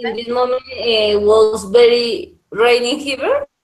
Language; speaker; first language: English; non-native, learner; Spanish